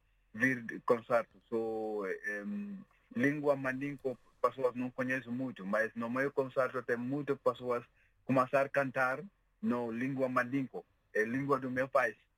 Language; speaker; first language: Portuguese; non-native, learner; Mandingo